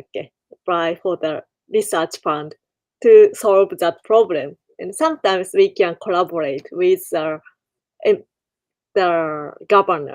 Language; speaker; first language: English; non-native, learner; Japanese